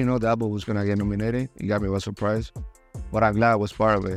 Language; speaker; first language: English; non-native, fluent; Spanish